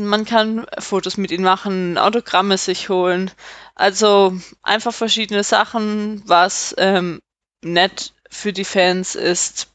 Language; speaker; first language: German; native; German